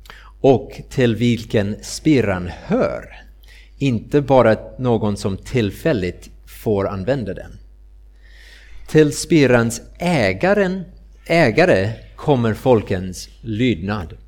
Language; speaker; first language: Swedish; non-native, fluent; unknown